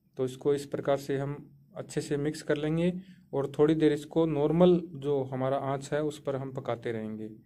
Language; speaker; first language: Hindi; native; Hindi